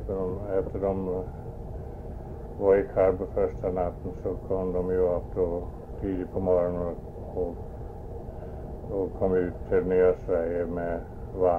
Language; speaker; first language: Swedish; early bilingual, heritage; Swedish